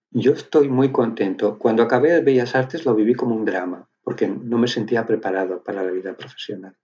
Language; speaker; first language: Spanish; native; Spanish